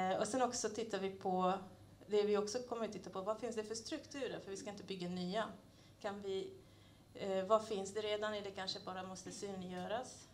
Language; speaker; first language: Swedish; non-native, fluent; Hungarian